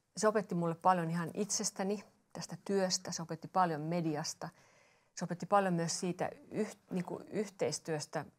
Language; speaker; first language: Finnish; native; Finnish